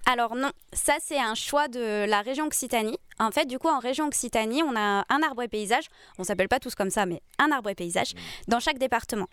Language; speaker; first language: French; native; French